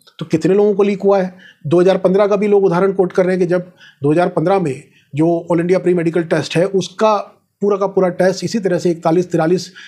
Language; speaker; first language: Hindi; native; Hindi